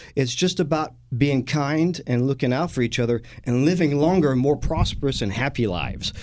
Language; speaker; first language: English; non-native, fluent; French